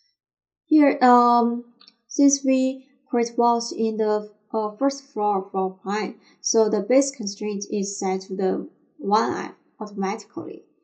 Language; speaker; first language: English; non-native, fluent; Chinese